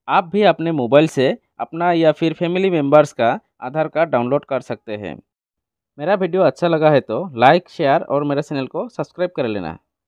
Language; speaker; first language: Hindi; non-native, local second language; Assamese